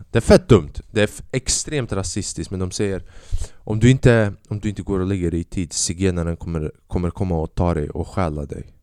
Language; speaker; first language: Swedish; early bilingual, other home language; Albanian